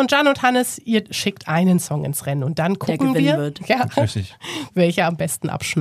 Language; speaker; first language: German; native; German